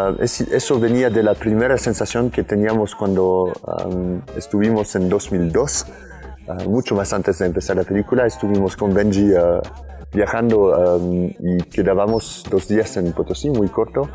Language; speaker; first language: Spanish; non-native, fluent; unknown